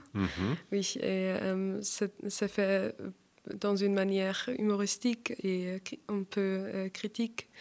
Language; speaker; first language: French; non-native, learner; German